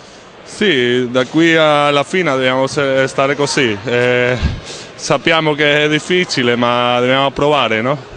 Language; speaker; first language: Italian; non-native, learner; Spanish